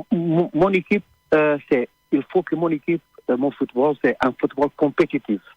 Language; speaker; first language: French; non-native, learner; Portuguese